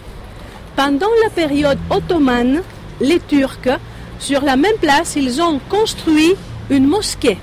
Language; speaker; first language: French; non-native, fluent; Greek